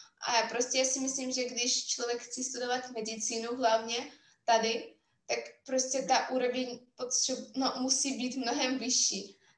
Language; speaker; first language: Czech; non-native, fluent; Russian